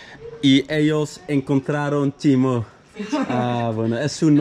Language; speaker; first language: Spanish; non-native, learner; Dutch